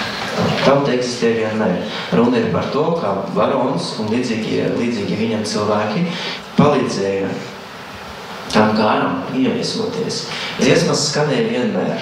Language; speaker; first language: Latvian; non-native, fluent; Russian